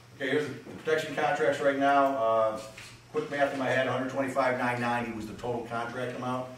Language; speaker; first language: English; native; English